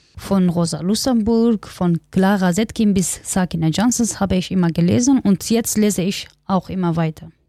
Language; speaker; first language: German; non-native, learner; Kurdish